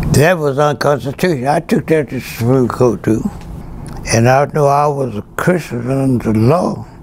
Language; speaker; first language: English; native; English